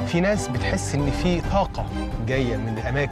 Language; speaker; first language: Arabic; native; Arabic